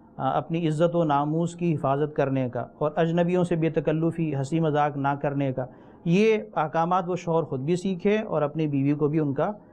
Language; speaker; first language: Urdu; native; Urdu